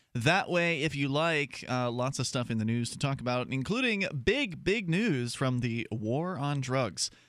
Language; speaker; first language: English; native; English